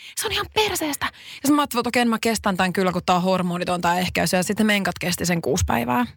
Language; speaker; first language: Finnish; native; Finnish